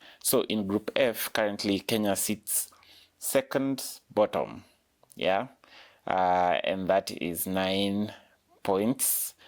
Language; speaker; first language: English; non-native, local second language; Swahili